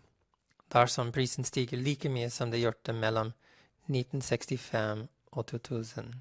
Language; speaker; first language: Norwegian; non-native, fluent; English